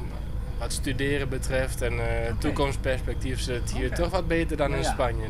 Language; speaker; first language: Dutch; early bilingual, heritage; Dutch